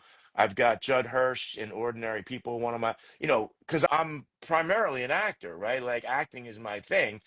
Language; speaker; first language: English; native; English